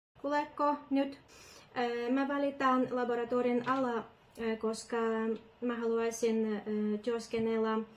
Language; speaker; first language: Finnish; non-native, learner; Ukrainian